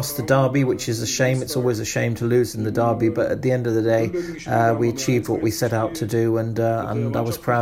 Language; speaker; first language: English; non-native, fluent; German